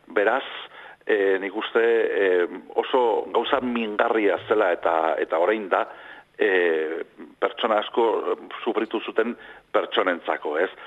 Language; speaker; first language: Basque; non-native, local second language; Spanish